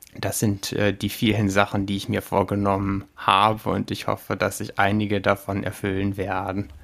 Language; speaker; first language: German; native; German